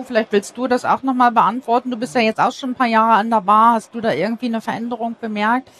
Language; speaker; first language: German; native; German